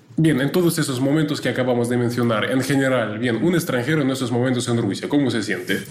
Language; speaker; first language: Spanish; non-native, fluent; Russian